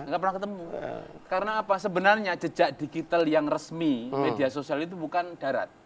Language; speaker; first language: Indonesian; native; Indonesian